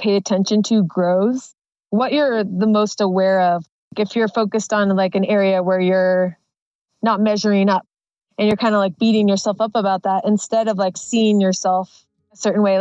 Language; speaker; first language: English; native; English